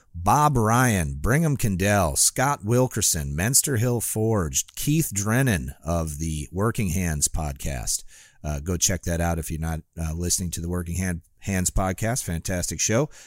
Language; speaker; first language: English; native; English